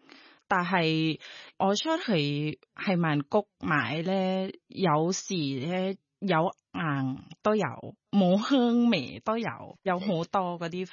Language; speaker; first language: Cantonese; non-native, fluent; Thai